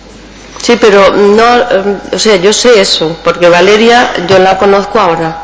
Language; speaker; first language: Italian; non-native, learner; Spanish